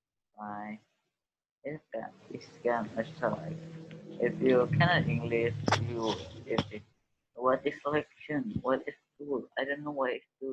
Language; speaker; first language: English; non-native, learner; Indonesian